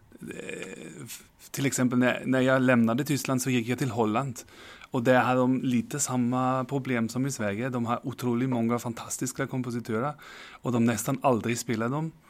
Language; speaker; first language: Swedish; non-native, fluent; German